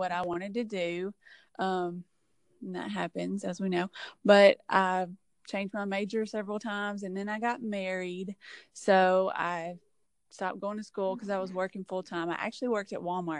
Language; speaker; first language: English; native; English